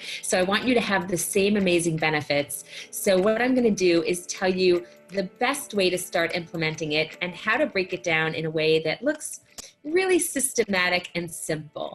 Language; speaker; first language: English; native; English